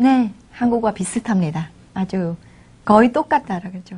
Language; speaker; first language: Korean; non-native, fluent; Vietnamese